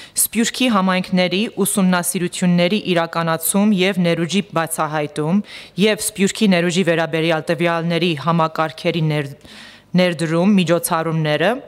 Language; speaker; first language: Armenian; early bilingual, heritage; Armenian